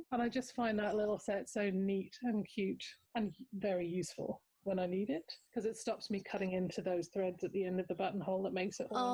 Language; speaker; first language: English; native; English